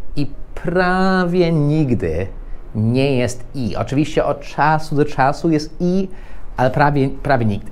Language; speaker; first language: Polish; non-native, fluent; English